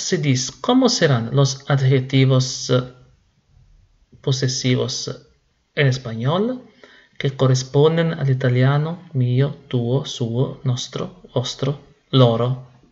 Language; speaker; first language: Spanish; non-native, fluent; Italian